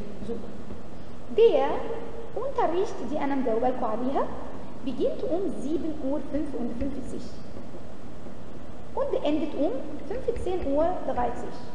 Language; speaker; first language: German; non-native, fluent; Arabic